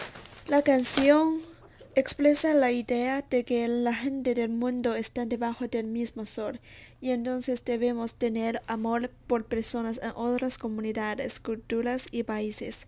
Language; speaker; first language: Spanish; non-native, learner; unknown